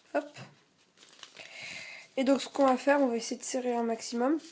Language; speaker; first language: French; native; French